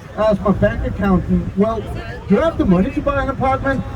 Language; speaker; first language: English; non-native, fluent; Danish